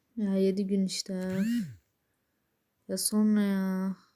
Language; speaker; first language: Turkish; native; Turkish